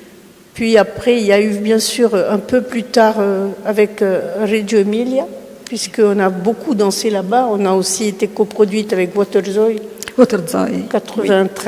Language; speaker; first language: French; early bilingual, other home language; Spanish